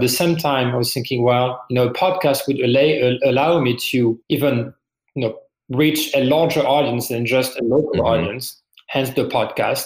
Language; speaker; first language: English; non-native, fluent; French